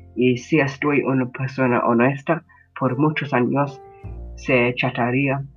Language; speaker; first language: Spanish; non-native, learner; English